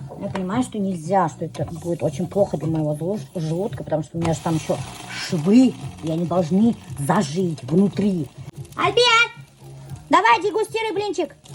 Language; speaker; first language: Russian; non-native, local second language; Bashkir